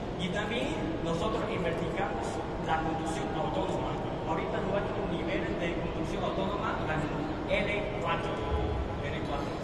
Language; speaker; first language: Spanish; non-native, fluent; Chinese